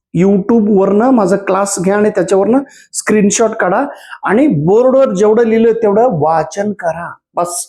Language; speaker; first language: Marathi; non-native, local second language; Kannada